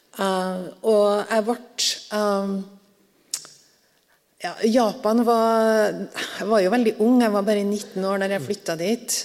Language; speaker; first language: Norwegian; native; Norwegian